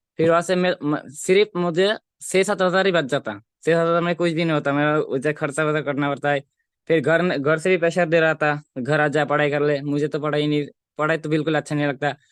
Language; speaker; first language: Hindi; non-native, local second language; Bangla